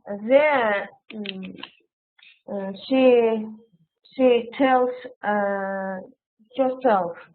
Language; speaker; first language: English; non-native, learner; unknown